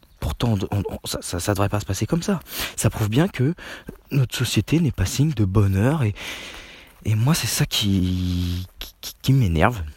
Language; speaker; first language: French; native; French